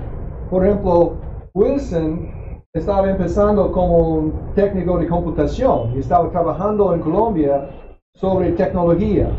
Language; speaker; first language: Spanish; non-native, fluent; English